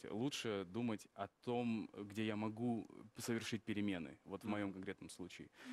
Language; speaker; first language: Russian; non-native, local second language; Kazakh